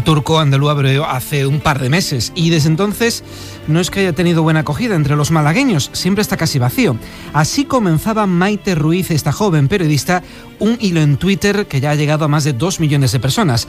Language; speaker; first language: Spanish; native; Spanish